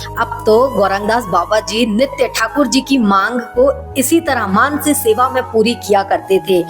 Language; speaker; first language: Hindi; native; Hindi